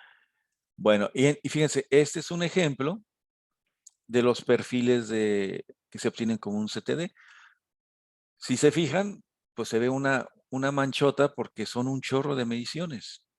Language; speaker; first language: Spanish; native; Spanish